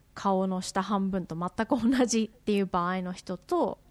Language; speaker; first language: Japanese; early bilingual, heritage; Japanese